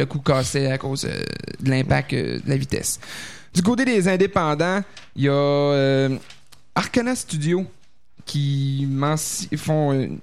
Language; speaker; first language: French; native; French